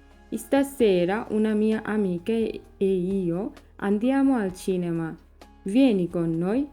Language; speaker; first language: Italian; non-native, fluent; Bangla